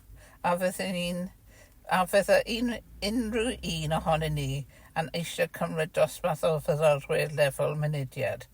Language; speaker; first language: Welsh; non-native, fluent; English